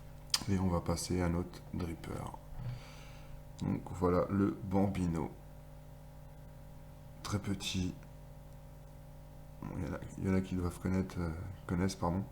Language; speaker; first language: French; native; French